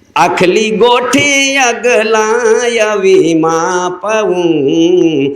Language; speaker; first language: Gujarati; non-native, local second language; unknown